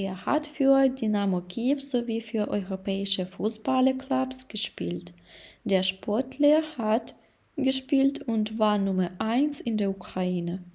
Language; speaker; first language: German; non-native, fluent; Ukrainian